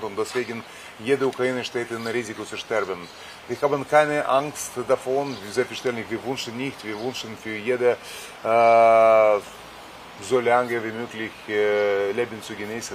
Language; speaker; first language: German; non-native, fluent; Russian